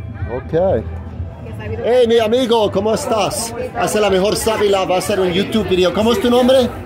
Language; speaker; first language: Spanish; non-native, learner; English